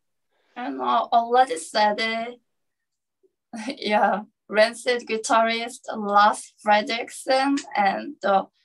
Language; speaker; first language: English; non-native, learner; Korean